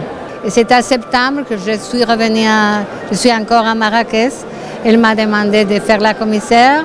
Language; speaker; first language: French; non-native, fluent; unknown